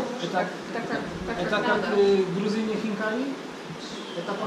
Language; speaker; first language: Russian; non-native, learner; Polish